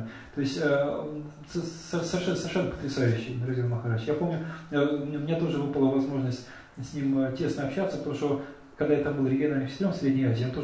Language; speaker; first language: Russian; native; Russian